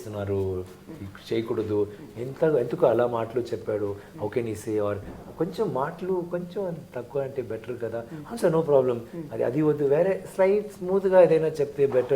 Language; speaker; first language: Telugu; non-native, learner; Tamil